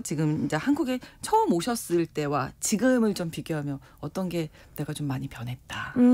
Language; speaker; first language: Korean; native; Korean